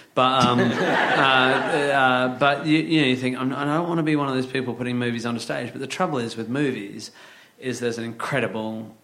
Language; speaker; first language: English; native; English